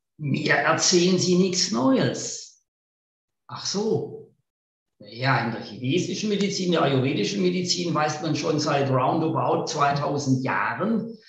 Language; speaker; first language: German; native; German